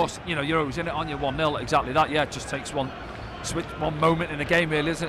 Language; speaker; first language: English; native; English